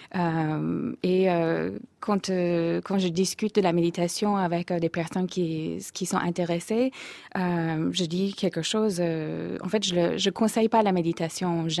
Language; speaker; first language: French; non-native, fluent; English